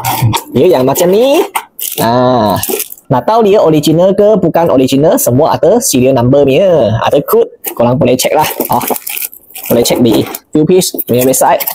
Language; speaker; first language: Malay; non-native, local second language; Chinese